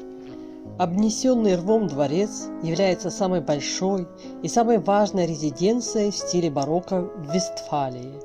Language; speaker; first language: Russian; native; Russian